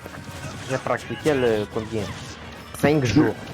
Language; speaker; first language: French; non-native, learner; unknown